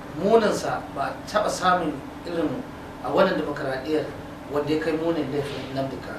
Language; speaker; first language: Hausa; native; Hausa